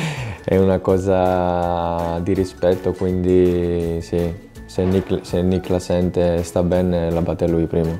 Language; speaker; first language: Italian; non-native, fluent; Greek